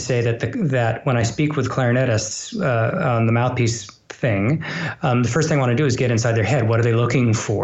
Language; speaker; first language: English; native; English